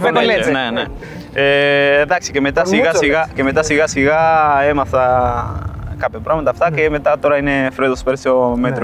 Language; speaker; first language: Greek; non-native, fluent; Spanish